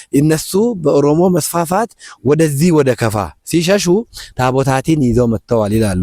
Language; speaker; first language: Amharic; non-native, local second language; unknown